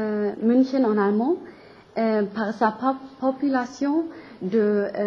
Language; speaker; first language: French; non-native, learner; German